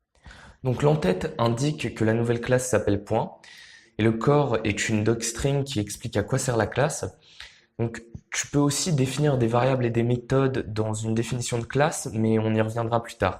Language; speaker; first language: French; native; French